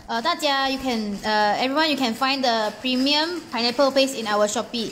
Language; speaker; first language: English; non-native, local second language; Chinese